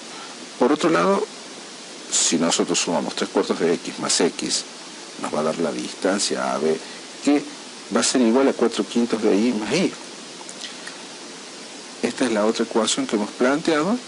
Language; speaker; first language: Spanish; native; Spanish